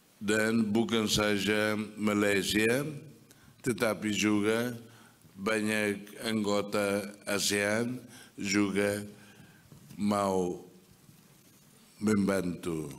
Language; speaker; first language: Indonesian; non-native, fluent; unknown